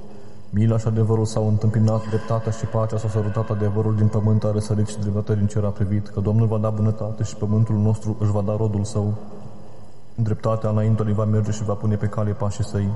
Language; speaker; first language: Romanian; native; Romanian